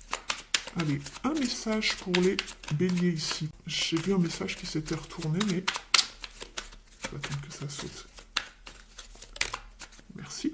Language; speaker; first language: French; native; French